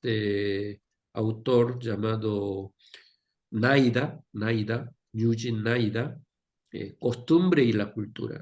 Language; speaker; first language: Spanish; non-native, fluent; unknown